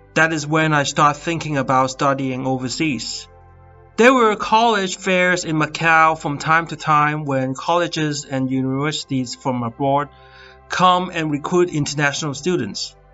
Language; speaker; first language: English; non-native, fluent; Cantonese